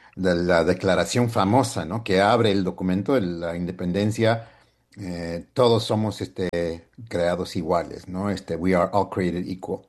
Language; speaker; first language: Spanish; early bilingual, heritage; Spanish